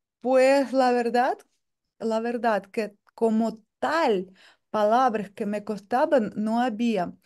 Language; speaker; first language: Spanish; non-native, fluent; Russian